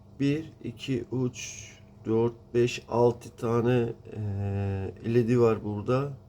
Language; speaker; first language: Turkish; non-native, learner; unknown